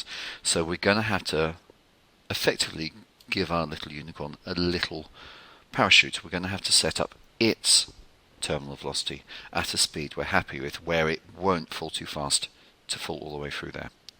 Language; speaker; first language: English; native; English